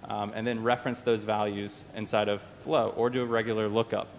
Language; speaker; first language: English; native; English